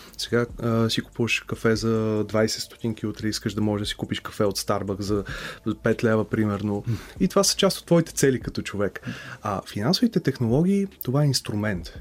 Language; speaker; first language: Bulgarian; native; Bulgarian